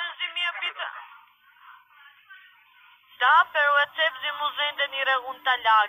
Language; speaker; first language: German; non-native, learner; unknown